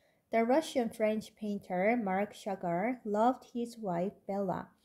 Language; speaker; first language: English; non-native, fluent; Korean